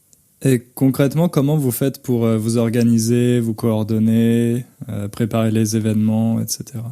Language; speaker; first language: French; native; French